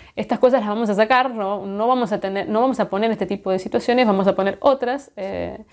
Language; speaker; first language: Spanish; native; Spanish